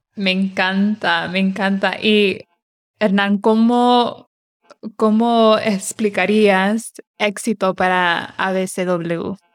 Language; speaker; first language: Spanish; early bilingual, heritage; Spanish